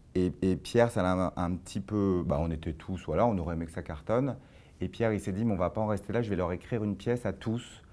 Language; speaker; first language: French; native; French